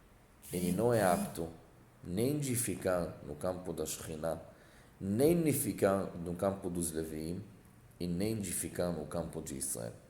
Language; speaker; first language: Portuguese; non-native, fluent; Hebrew